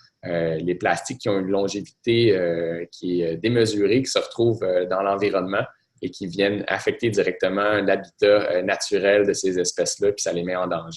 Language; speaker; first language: French; native; French